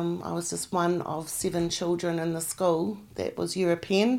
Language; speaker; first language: English; native; English